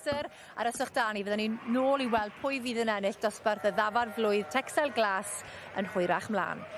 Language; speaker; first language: Welsh; native; Welsh